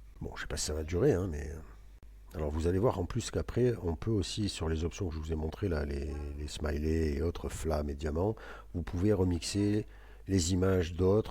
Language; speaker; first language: French; native; French